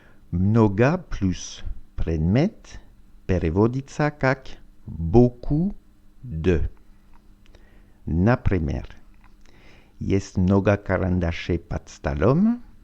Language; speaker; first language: Russian; non-native, learner; French